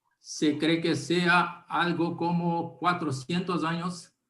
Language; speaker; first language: Spanish; non-native, learner; Portuguese